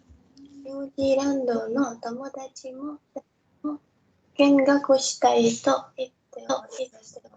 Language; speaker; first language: Japanese; non-native, learner; Indonesian